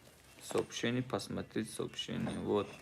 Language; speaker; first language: Russian; non-native, fluent; Tajik